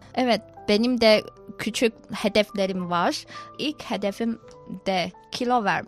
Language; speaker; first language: Turkish; non-native, fluent; Chinese